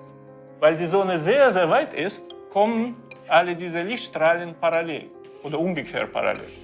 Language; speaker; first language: German; non-native, fluent; Russian